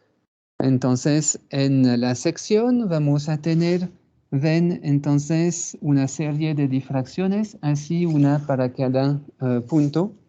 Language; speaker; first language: Spanish; non-native, fluent; French